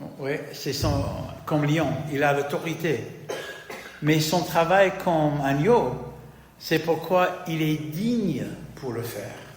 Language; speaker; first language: French; non-native, fluent; English